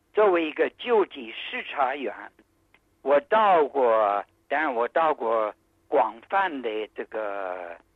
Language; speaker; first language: Chinese; non-native, fluent; English